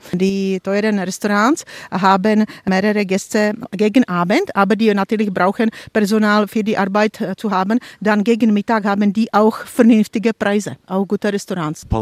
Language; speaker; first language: German; non-native, fluent; Czech